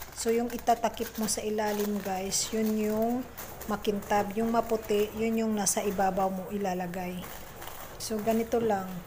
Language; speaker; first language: Filipino; non-native, local second language; Cebuano